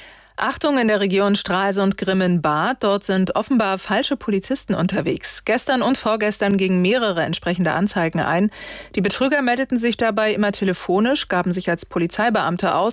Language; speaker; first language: German; native; German